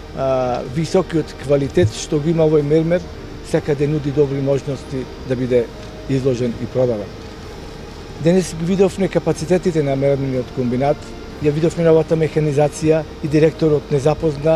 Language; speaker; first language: Macedonian; native; Macedonian